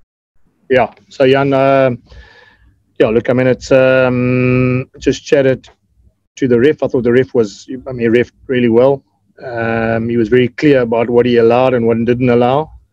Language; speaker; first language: English; native; English